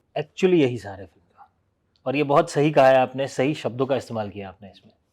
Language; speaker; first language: Hindi; non-native, local second language; Gujarati